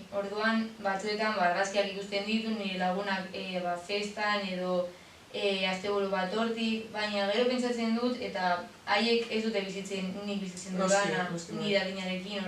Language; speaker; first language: Basque; non-native, local second language; Spanish